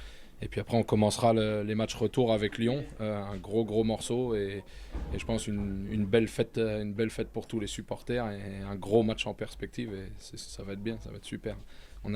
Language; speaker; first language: French; native; French